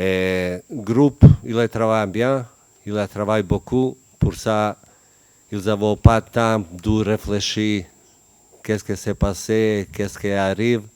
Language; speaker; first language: French; non-native, learner; Bosnian